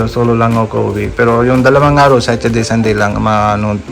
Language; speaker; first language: Filipino; non-native, learner; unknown